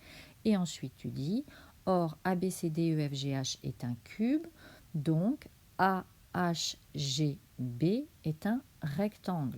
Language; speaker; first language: French; native; French